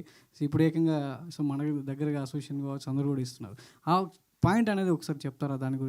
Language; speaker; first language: Telugu; native; Telugu